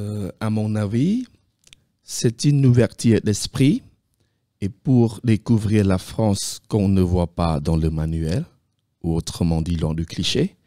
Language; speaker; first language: French; non-native, fluent; Khmer